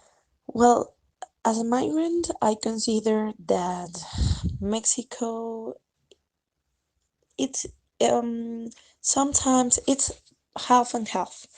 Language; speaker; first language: English; non-native, fluent; Spanish